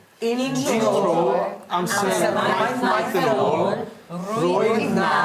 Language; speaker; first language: Welsh; non-native, learner; English